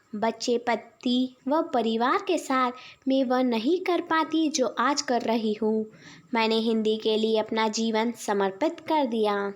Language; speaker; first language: Hindi; native; Hindi